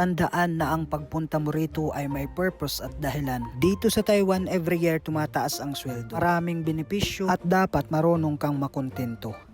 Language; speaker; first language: Filipino; non-native, local second language; Waray